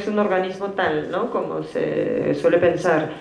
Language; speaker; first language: Spanish; native; Spanish